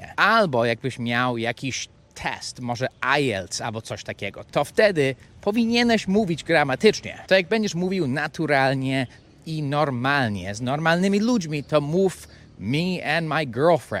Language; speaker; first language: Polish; non-native, fluent; English